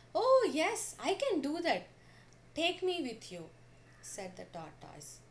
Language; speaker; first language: English; non-native, local second language; Tamil